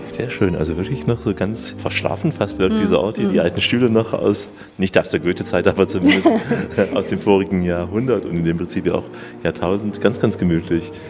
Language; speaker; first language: German; native; German